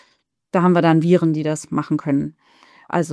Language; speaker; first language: German; native; German